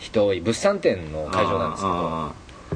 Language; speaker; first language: Japanese; native; Japanese